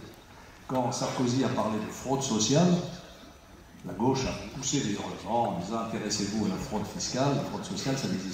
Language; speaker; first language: French; native; French